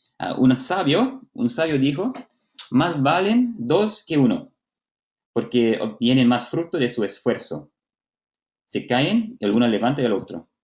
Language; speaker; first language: Spanish; non-native, fluent; Portuguese